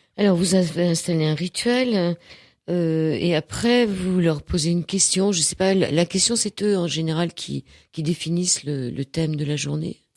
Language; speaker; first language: French; native; French